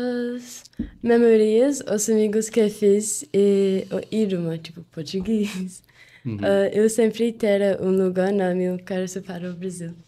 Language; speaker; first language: Portuguese; non-native, learner; English